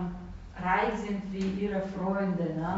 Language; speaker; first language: German; non-native, fluent; Russian